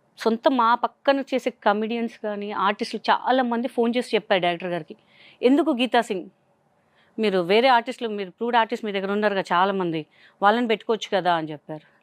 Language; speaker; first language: Telugu; non-native, local second language; Hindi